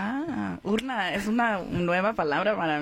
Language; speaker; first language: Spanish; early bilingual, heritage; Spanish